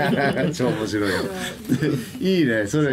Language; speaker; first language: Japanese; non-native, fluent; English